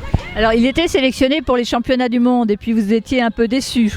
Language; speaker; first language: French; native; French